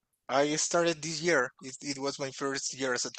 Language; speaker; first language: English; non-native, fluent; Portuguese